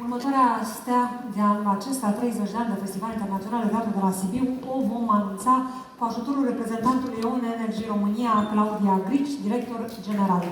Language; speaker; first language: Romanian; native; Romanian